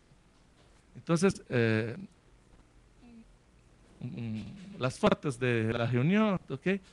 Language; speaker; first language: Spanish; non-native, learner; Portuguese